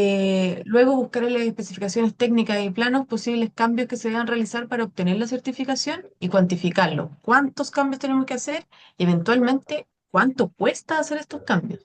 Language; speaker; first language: Spanish; native; Spanish